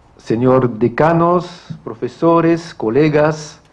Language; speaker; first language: Spanish; non-native, fluent; French